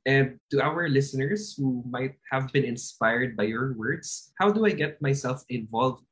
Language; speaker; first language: English; non-native, local second language; Hiligaynon